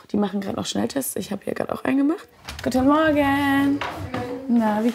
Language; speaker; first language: German; native; German